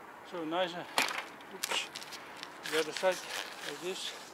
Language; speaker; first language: English; non-native, learner; Dutch